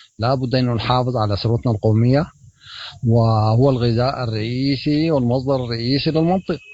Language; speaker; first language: Arabic; native; Arabic